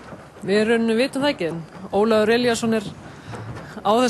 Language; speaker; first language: Icelandic; native; Icelandic